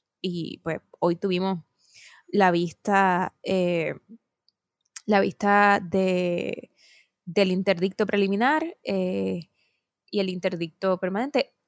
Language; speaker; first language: Spanish; native; Spanish